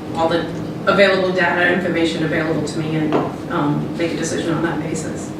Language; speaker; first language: English; native; English